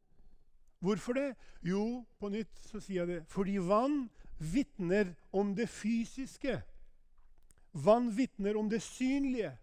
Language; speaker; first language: Norwegian; non-native, fluent; Albanian